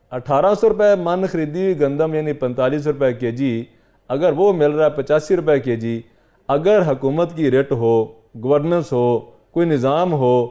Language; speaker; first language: Urdu; non-native, local second language; Punjabi